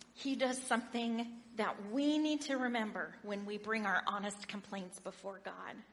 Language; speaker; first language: English; native; English